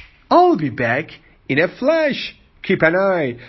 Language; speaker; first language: English; non-native, fluent; Persian